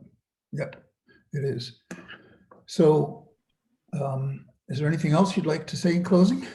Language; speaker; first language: English; native; English